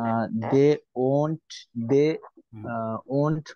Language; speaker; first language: English; non-native, learner; Bangla